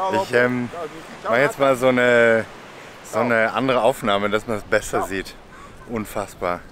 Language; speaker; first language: German; native; German